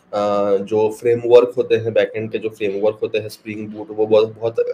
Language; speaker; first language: Hindi; non-native, local second language; Bangla